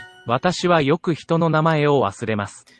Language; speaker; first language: Japanese; non-native, learner; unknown